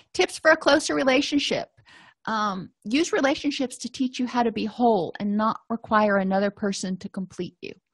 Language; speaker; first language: English; native; English